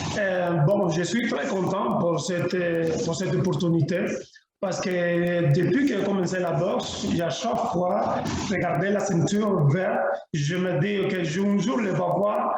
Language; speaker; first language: French; non-native, learner; Spanish